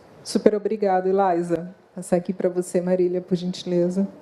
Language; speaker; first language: Portuguese; native; Portuguese